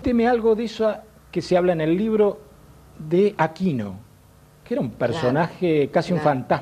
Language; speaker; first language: Spanish; native; Spanish